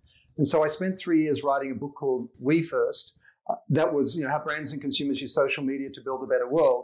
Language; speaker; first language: English; native; English